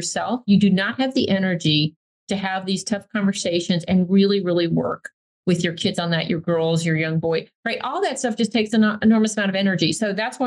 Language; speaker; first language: English; native; English